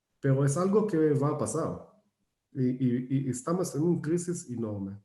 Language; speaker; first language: Spanish; non-native, fluent; Hebrew